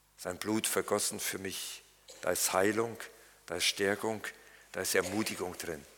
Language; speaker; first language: German; native; German